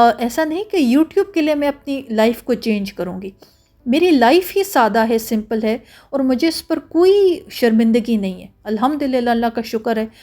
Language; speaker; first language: Urdu; native; Urdu